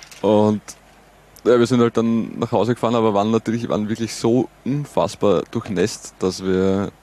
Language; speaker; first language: German; native; German